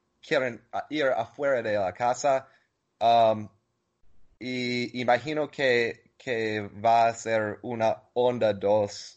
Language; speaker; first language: Spanish; non-native, learner; English